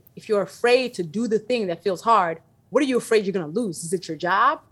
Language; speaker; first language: English; early bilingual, other home language; Yoruba